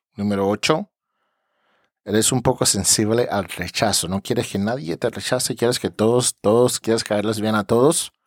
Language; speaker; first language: Spanish; early bilingual, heritage; Spanish